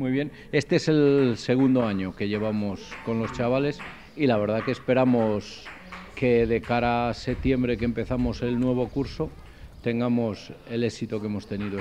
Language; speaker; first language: Spanish; native; Spanish